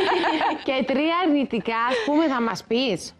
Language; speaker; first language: Greek; native; Greek